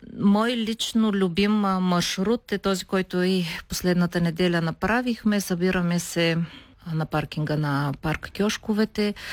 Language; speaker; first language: Bulgarian; native; Bulgarian